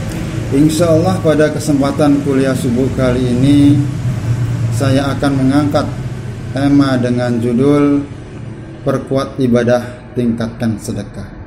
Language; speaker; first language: Indonesian; native; Indonesian